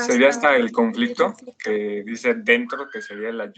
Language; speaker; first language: Spanish; native; Spanish